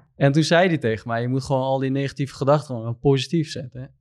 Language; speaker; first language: Dutch; non-native, fluent; Turkish